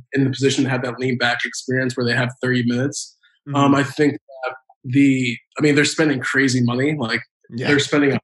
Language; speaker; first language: English; native; English